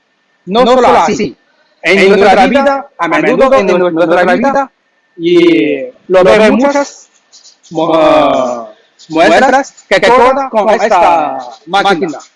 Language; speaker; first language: Spanish; non-native, learner; Chinese